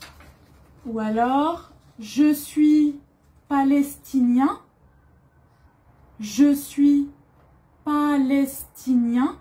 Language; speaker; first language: French; native; French